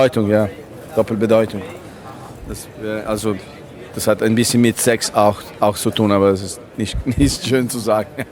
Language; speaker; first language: German; non-native, fluent; Italian